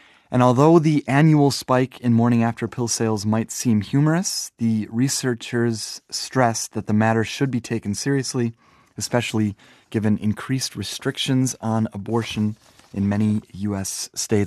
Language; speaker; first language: English; native; English